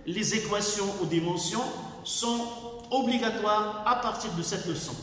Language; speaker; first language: French; non-native, local second language; Arabic